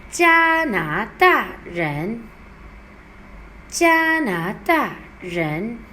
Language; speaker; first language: Chinese; non-native, fluent; English